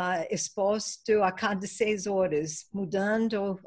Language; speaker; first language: Portuguese; non-native, fluent; Spanish